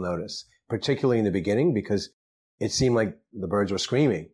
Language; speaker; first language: English; native; English